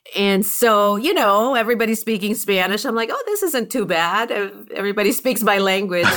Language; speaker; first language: English; early bilingual, other home language; Spanish